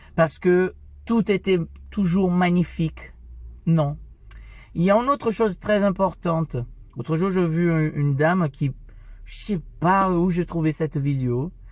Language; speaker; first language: French; non-native, fluent; Portuguese